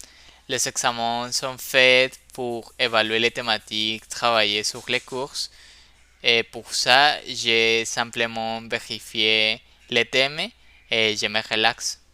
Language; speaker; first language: French; non-native, learner; Spanish